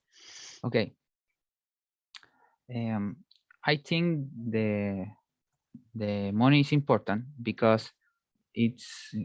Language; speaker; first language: English; non-native, learner; Spanish